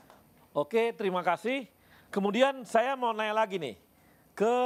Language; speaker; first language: Indonesian; native; Indonesian